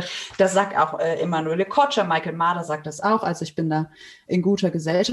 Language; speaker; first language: German; native; German